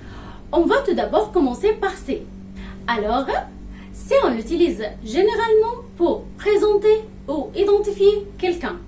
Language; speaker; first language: French; non-native, fluent; Arabic